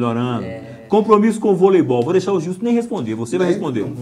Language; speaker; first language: Portuguese; native; Portuguese